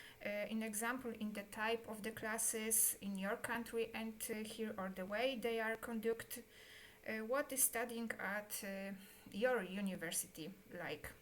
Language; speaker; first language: English; non-native, learner; Polish